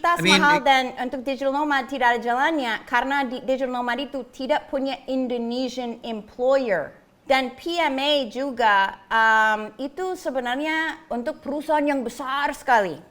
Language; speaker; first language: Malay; non-native, fluent; English